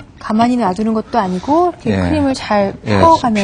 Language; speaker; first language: Korean; native; Korean